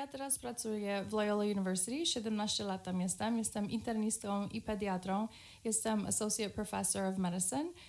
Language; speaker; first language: Polish; early bilingual, other home language; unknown